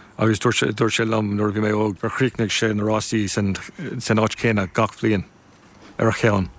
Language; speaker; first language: Irish; non-native, local second language; English